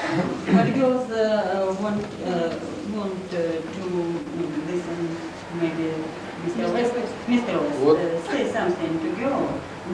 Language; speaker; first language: English; non-native, learner; Russian